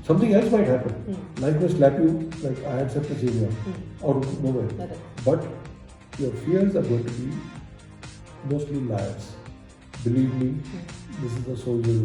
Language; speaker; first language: English; non-native, local second language; Hindi